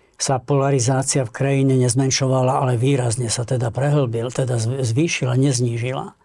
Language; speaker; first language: Slovak; native; Slovak